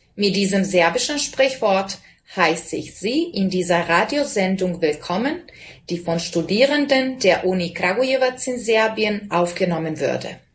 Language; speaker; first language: German; non-native, fluent; Serbian